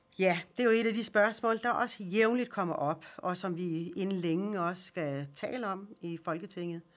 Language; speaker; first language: Danish; early bilingual, other home language; Swedish